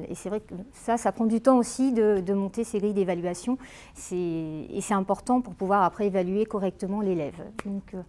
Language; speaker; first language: French; native; French